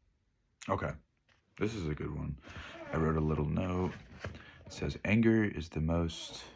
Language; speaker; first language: English; native; English